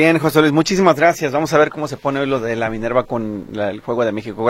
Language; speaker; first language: Spanish; native; Spanish